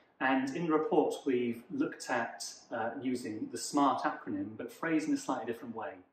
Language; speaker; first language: English; native; English